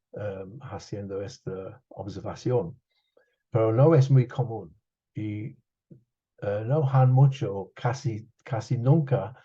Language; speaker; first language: Spanish; non-native, fluent; English